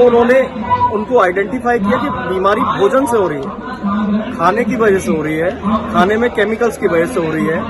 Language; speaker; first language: Hindi; native; Hindi